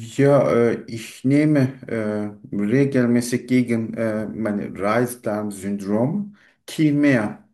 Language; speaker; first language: German; non-native, learner; Turkish